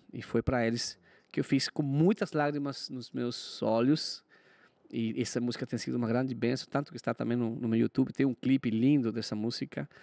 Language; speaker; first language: Portuguese; non-native, fluent; Spanish